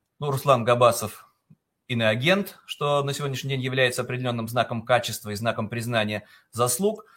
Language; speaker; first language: Russian; native; Russian